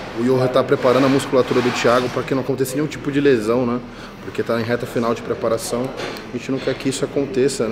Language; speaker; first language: Portuguese; native; Portuguese